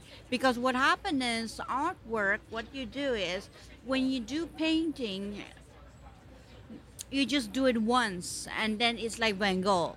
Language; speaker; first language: English; non-native, local second language; Bangla